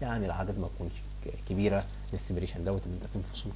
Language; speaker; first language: Arabic; native; Arabic